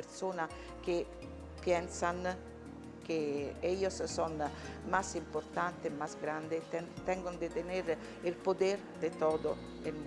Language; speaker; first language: Spanish; non-native, learner; Italian